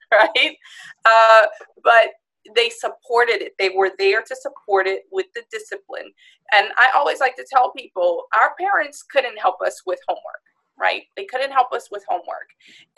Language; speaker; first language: English; native; English